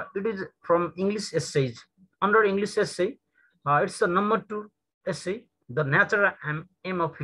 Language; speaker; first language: English; non-native, local second language; Nepali